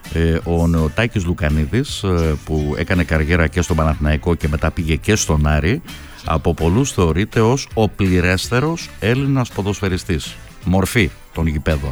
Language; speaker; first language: Greek; native; Greek